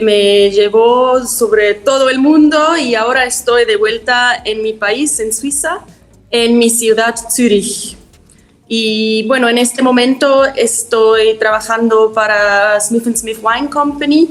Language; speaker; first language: Spanish; non-native, fluent; German